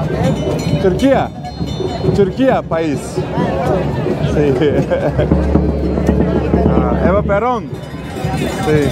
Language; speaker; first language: Spanish; non-native, learner; Turkish